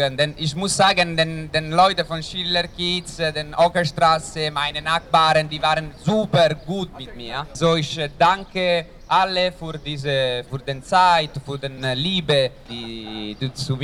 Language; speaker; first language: German; non-native, learner; Italian